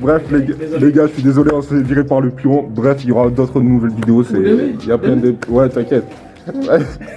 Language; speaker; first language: French; native; French